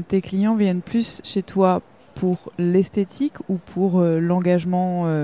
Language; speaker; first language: French; native; French